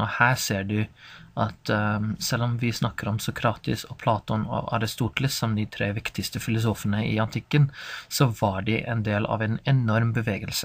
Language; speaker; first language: Norwegian; non-native, fluent; English